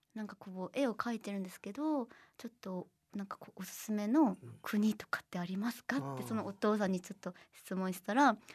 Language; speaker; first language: Japanese; non-native, fluent; Korean